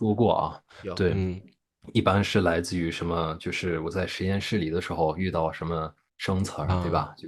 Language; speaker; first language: Chinese; non-native, fluent; English